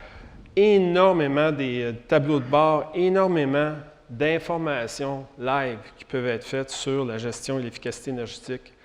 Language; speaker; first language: French; native; French